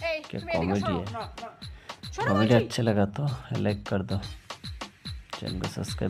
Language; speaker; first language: Hindi; non-native, local second language; Bangla